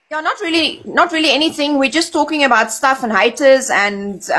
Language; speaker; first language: English; non-native, local second language; Afrikaans